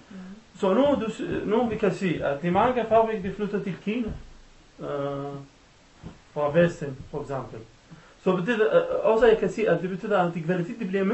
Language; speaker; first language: Danish; non-native, learner; Arabic